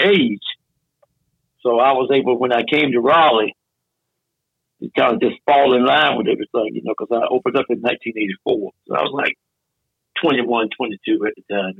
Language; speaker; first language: English; native; English